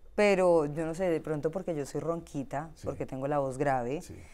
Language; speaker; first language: Spanish; native; Spanish